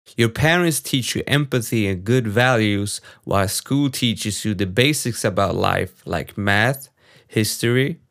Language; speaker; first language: English; non-native, fluent; Swedish